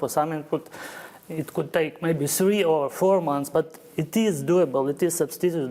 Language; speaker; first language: English; non-native, fluent; Ukrainian